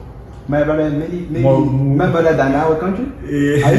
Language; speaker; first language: English; non-native, learner; French